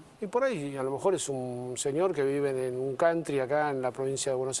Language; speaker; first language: Spanish; native; Spanish